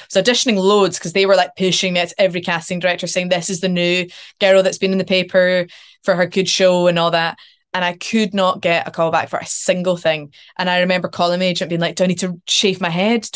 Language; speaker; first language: English; native; English